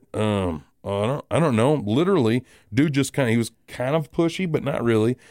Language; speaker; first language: English; native; English